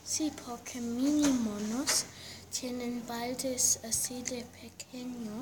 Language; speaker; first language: Spanish; early bilingual, heritage; Spanish